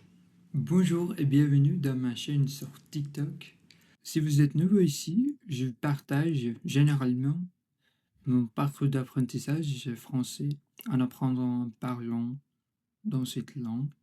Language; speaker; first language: French; non-native, learner; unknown